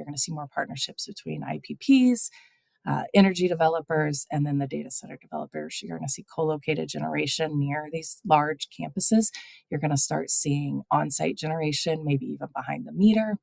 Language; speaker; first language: English; native; English